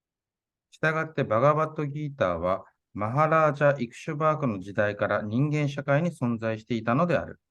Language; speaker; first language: Japanese; native; Japanese